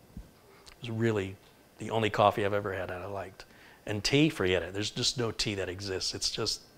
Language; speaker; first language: English; native; English